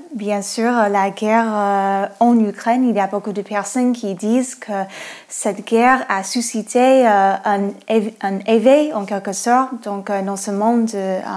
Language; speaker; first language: French; non-native, fluent; English